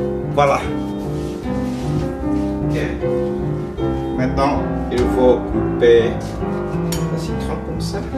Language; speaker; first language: French; non-native, learner; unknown